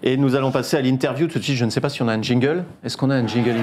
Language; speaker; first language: French; native; French